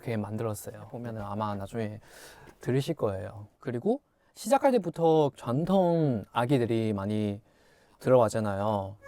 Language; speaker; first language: Korean; non-native, fluent; Chinese